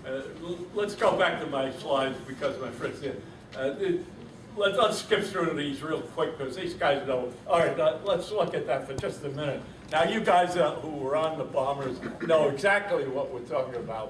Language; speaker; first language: English; native; English